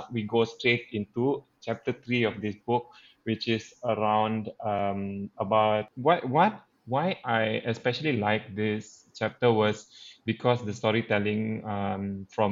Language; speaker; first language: English; non-native, local second language; Malay